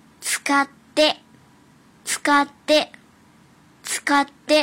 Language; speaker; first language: Japanese; early bilingual, other home language; Chinese